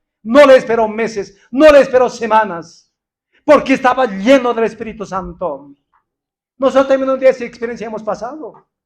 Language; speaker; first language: Spanish; non-native, local second language; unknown